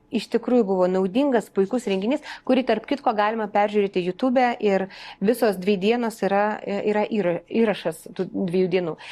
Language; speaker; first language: Lithuanian; non-native, local second language; Russian